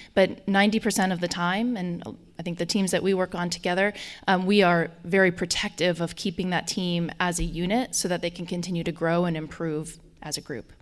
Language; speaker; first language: English; native; English